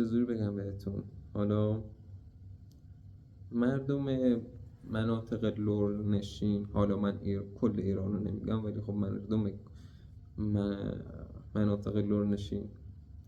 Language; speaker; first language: Persian; native; Persian